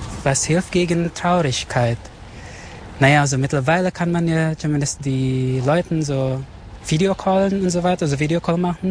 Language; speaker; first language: German; non-native, fluent; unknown